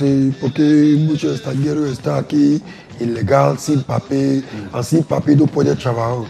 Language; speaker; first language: Spanish; non-native, learner; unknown